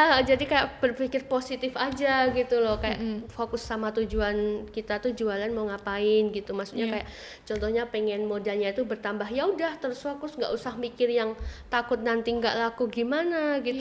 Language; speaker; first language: Indonesian; native; Indonesian